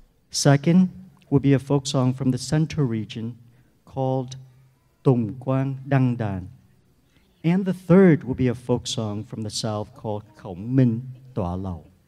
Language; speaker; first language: English; native; English